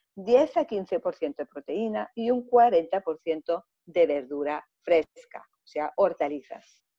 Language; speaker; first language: Spanish; non-native, fluent; Greek